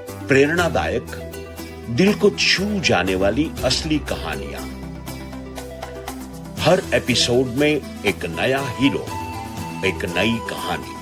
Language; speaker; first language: Hindi; non-native, local second language; Gujarati